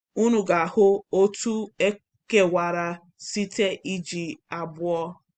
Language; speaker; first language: Igbo; non-native, learner; English